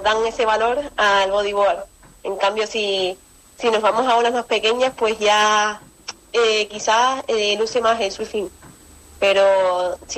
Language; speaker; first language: Spanish; native; Spanish